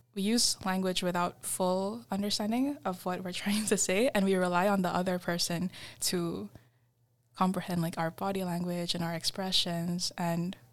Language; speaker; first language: English; non-native, fluent; Indonesian